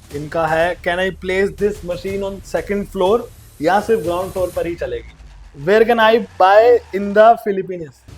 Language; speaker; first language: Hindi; native; Hindi